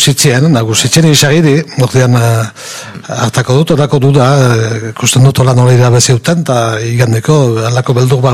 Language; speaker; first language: Basque; native; Basque